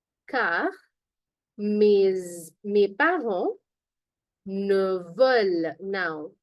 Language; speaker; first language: French; non-native, fluent; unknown